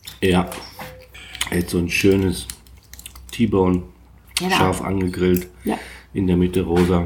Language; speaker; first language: German; native; German